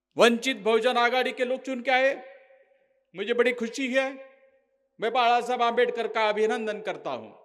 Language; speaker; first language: Hindi; non-native, local second language; Marathi